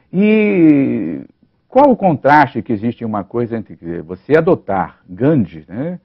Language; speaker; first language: Portuguese; native; Portuguese